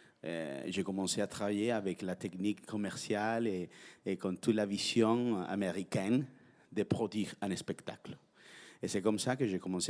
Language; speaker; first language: French; non-native, fluent; Spanish